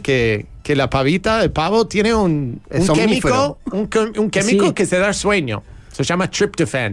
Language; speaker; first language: Spanish; non-native, fluent; English